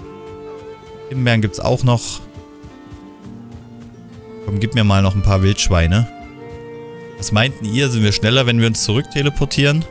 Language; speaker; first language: German; native; German